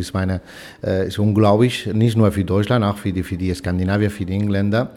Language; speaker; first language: German; non-native, fluent; Spanish